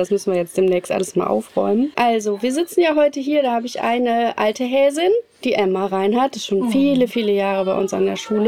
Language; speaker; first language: German; native; German